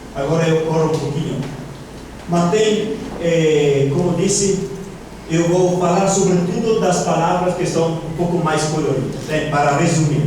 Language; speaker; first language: Portuguese; non-native, fluent; Italian